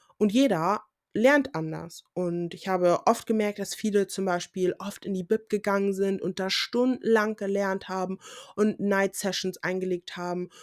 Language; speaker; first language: German; native; German